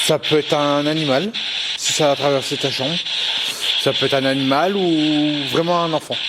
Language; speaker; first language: French; native; French